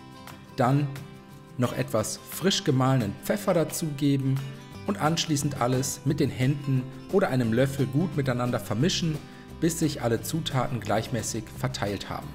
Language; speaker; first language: German; native; German